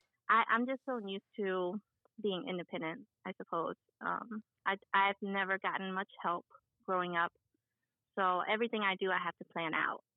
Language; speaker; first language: English; early bilingual, other home language; Vietnamese